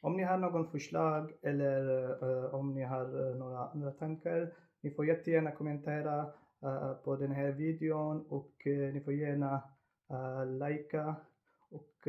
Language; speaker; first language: Swedish; non-native, fluent; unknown